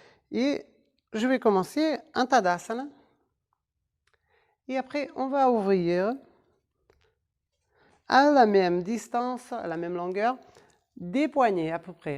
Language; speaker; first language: French; non-native, fluent; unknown